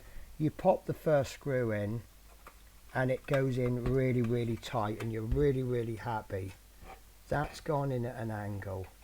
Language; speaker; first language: English; native; English